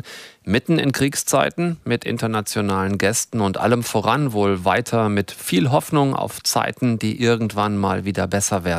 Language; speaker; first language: German; native; German